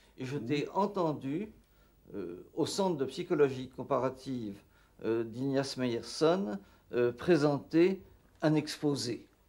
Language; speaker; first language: French; native; French